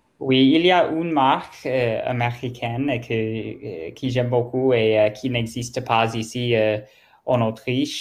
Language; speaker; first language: French; non-native, learner; German